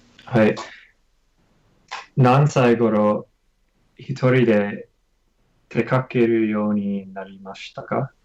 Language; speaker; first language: Japanese; non-native, learner; English